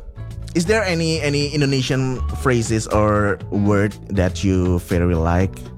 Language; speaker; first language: English; non-native, fluent; Indonesian